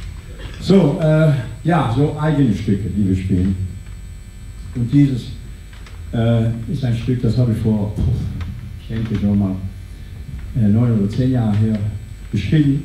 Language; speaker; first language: German; non-native, fluent; Dutch